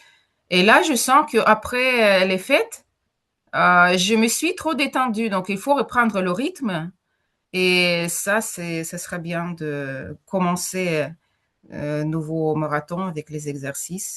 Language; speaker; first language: French; non-native, fluent; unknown